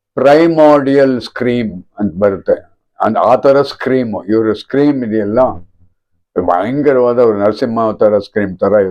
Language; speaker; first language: Kannada; non-native, local second language; Tamil